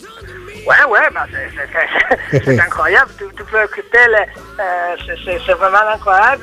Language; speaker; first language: French; non-native, learner; Italian